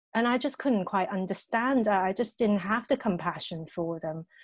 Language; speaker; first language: English; non-native, local second language; Cantonese